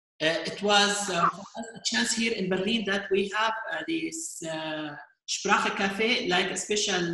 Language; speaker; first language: English; non-native, fluent; Arabic